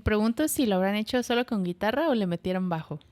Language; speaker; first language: Spanish; native; Spanish